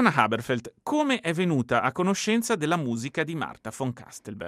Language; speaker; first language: Italian; native; Italian